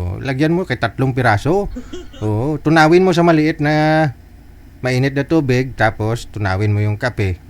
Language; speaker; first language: Filipino; native; Filipino